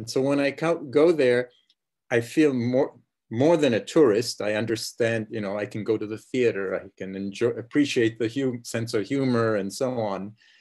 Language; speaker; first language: English; early bilingual, other home language; Czech